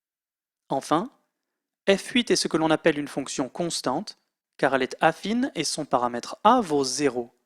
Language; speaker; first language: French; native; French